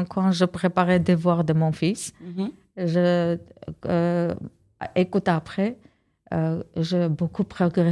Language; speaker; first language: French; non-native, learner; Armenian